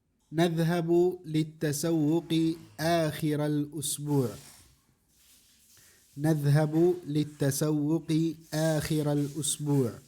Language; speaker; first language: Arabic; non-native, fluent; Indonesian